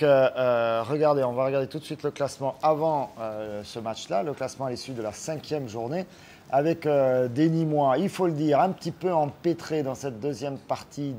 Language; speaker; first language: French; native; French